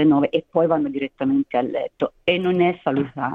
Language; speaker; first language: Italian; native; Italian